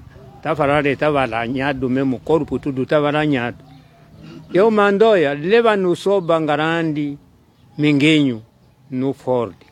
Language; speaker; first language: Portuguese; non-native, local second language; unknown